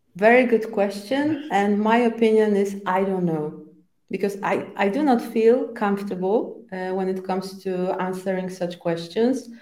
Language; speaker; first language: English; non-native, fluent; Polish